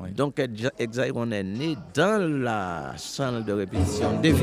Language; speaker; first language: French; native; French